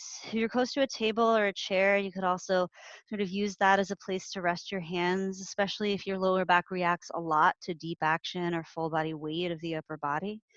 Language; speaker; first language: English; native; English